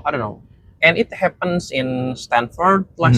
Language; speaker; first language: English; non-native, fluent; Indonesian